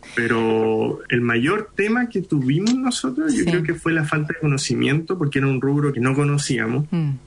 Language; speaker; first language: Spanish; early bilingual, other home language; Hindi